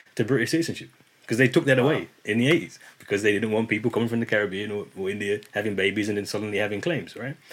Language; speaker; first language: English; native; English